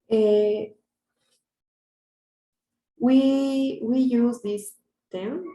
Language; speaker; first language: English; non-native, learner; Spanish